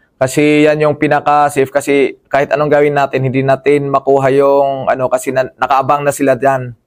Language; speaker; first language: Filipino; non-native, local second language; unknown